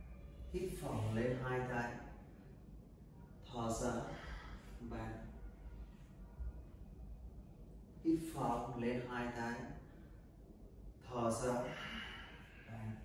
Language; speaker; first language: Vietnamese; non-native, learner; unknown